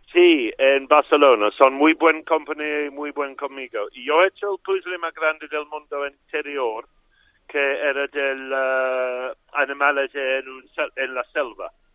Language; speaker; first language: Spanish; non-native, fluent; English